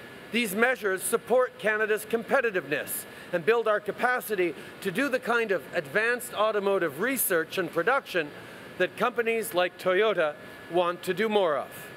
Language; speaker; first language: English; early bilingual, other home language; French